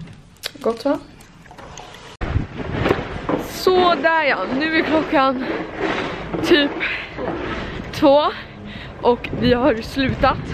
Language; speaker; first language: Swedish; native; Swedish